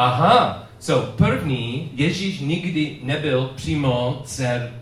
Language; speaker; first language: Czech; non-native, fluent; English